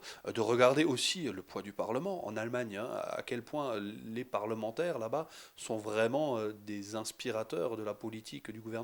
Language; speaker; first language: French; native; French